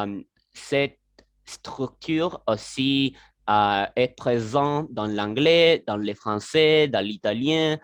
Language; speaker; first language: French; non-native, learner; Spanish